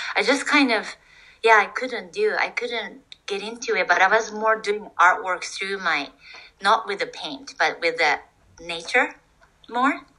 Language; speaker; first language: English; non-native, fluent; Japanese